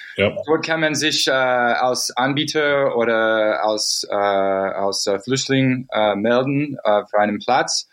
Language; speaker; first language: German; non-native, fluent; English